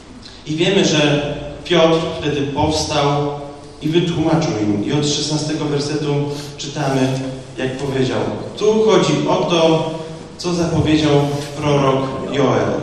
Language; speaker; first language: Polish; native; Polish